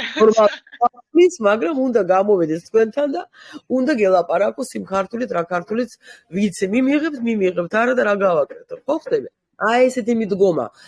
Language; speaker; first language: Georgian; early bilingual, heritage; Georgian